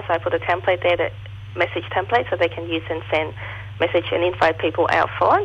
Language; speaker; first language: English; non-native, local second language; Cantonese